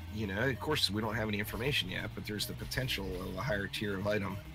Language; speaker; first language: English; native; English